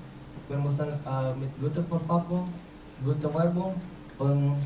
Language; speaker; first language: German; non-native, learner; Indonesian